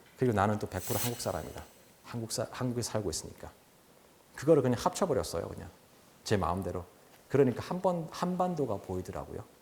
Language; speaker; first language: Korean; native; Korean